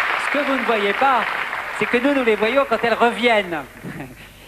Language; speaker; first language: French; native; French